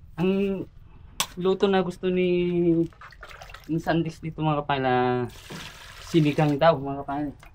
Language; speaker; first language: Filipino; non-native, local second language; Iloko